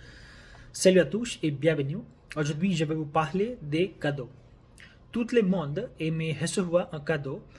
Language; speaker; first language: French; non-native, learner; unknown